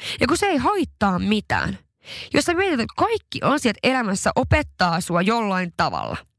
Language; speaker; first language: Finnish; non-native, local second language; Swedish